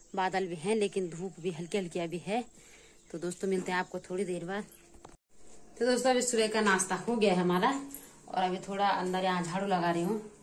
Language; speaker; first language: Hindi; native; Hindi